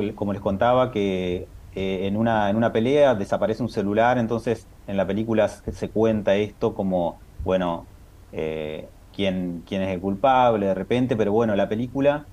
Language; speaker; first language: Spanish; native; Spanish